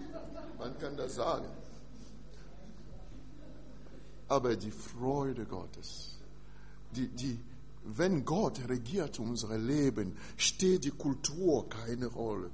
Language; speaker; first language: German; non-native, fluent; French